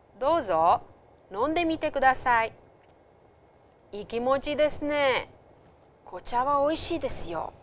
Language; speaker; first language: Japanese; non-native, fluent; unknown